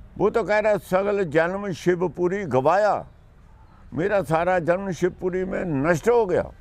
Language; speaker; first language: Hindi; non-native, local second language; Punjabi